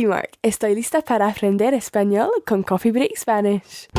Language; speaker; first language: Spanish; non-native, learner; English